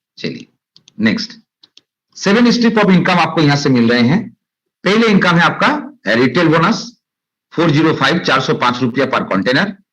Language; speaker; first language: Hindi; non-native, local second language; Bangla